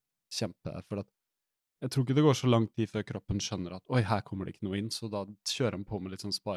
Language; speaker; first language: Norwegian; native; Norwegian